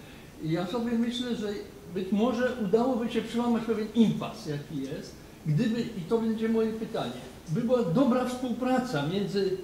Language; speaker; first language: Polish; native; Polish